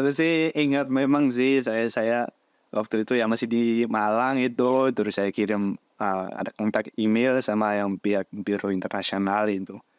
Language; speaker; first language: Indonesian; non-native, fluent; Dutch